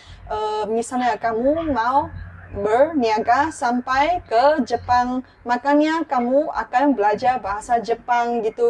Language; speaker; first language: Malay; non-native, local second language; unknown